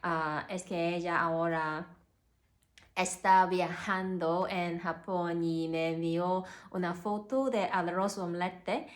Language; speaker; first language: Spanish; non-native, learner; Cantonese